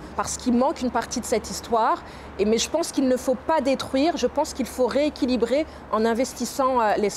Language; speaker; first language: French; native; French